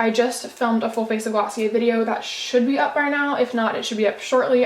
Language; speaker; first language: English; native; English